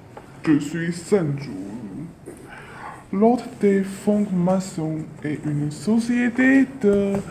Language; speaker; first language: French; non-native, learner; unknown